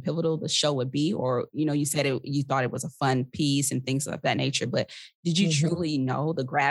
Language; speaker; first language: English; native; English